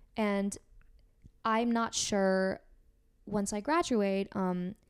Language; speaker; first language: English; non-native, fluent; Korean